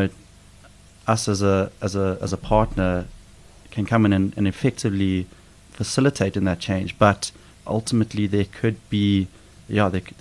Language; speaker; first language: English; native; English